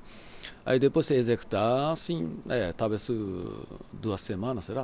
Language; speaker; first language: Portuguese; non-native, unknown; Japanese